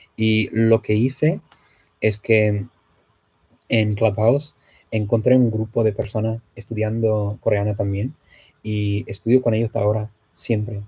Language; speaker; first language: Spanish; non-native, fluent; English